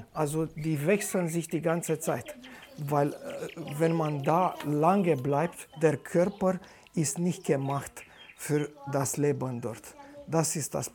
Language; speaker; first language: German; non-native, fluent; Romanian